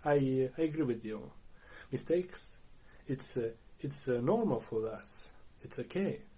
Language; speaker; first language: English; non-native, learner; Russian